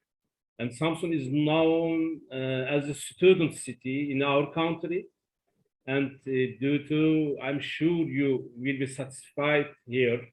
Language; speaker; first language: English; non-native, learner; Turkish